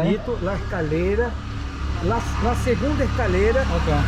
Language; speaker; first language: Spanish; non-native, fluent; Portuguese